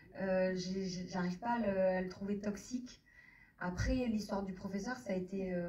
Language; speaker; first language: French; native; French